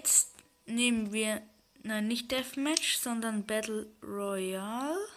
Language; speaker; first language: German; native; German